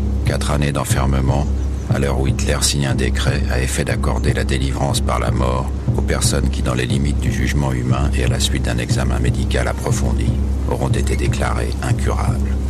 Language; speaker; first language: French; native; French